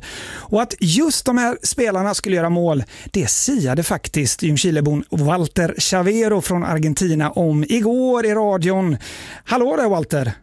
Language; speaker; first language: Swedish; native; Swedish